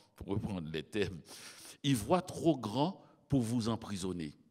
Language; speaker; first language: French; native; French